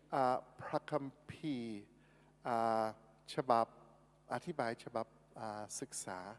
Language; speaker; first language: Thai; non-native, fluent; English